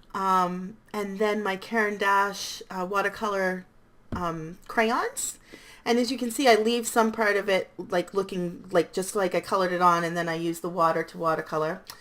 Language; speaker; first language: English; native; English